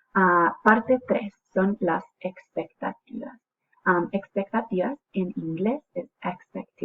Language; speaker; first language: Spanish; non-native, fluent; English